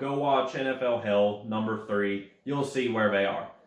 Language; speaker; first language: English; native; English